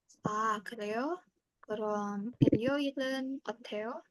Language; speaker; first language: Korean; non-native, learner; Indonesian